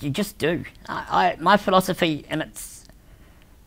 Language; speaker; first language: English; native; English